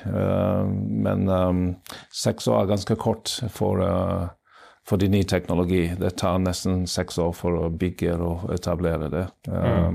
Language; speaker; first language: Norwegian; non-native, fluent; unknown